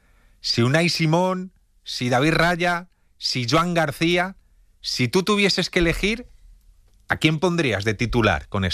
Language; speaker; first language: Spanish; native; Spanish